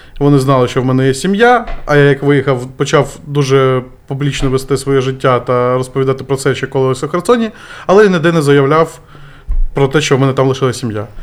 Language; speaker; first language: Ukrainian; native; Ukrainian